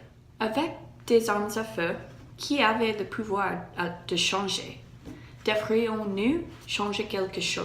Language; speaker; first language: French; non-native, learner; English